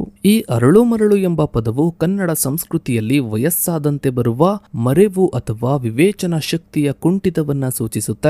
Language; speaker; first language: Kannada; native; Kannada